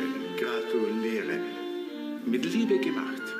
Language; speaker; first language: German; native; German